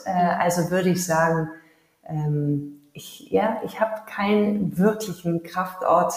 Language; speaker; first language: German; early bilingual, heritage; German